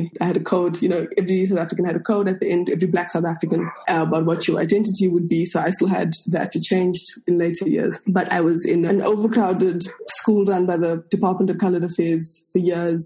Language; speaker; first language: English; non-native, local second language; Afrikaans